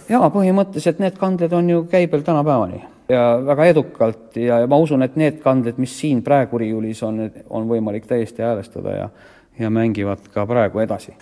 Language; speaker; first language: Estonian; native; Estonian